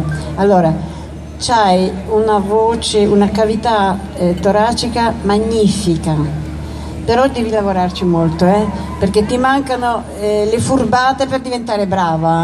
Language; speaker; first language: Italian; native; Italian